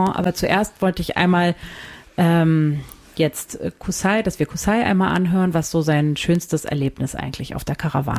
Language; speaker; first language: German; native; German